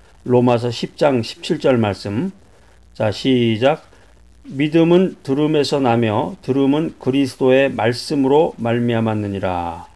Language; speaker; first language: Korean; native; Korean